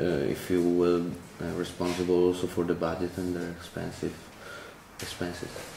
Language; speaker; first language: English; non-native, fluent; Italian